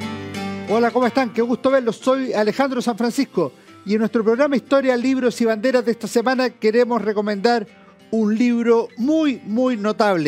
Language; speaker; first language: Spanish; native; Spanish